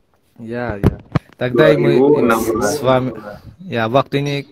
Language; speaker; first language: Indonesian; non-native, learner; Azerbaijani